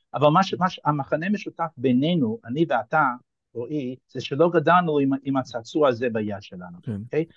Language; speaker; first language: Hebrew; non-native, fluent; English